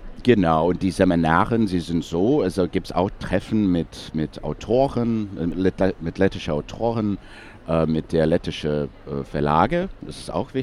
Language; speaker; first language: German; non-native, fluent; English